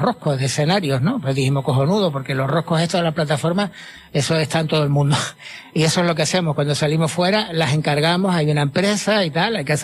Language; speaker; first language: Spanish; native; Spanish